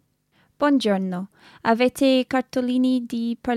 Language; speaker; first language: Italian; non-native, learner; English